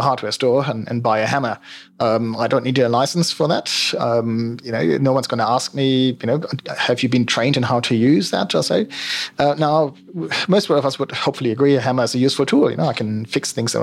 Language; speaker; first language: English; non-native, fluent; German